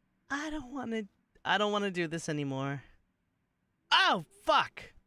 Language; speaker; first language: English; native; English